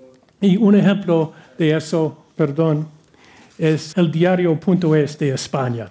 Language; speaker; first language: Spanish; non-native, fluent; English